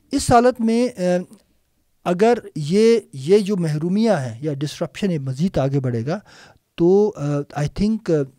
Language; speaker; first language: Urdu; non-native, local second language; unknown